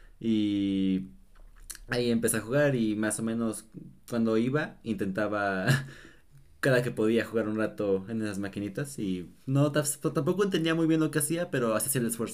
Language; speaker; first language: Spanish; native; Spanish